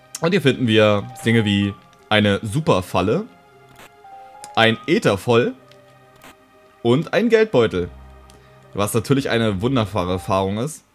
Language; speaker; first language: German; native; German